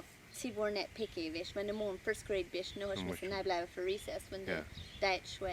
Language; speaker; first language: German; early bilingual, heritage; Pennsylvania German